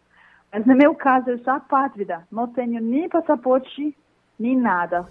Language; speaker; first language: Portuguese; non-native, learner; Arabic